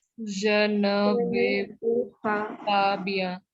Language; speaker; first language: French; non-native, learner; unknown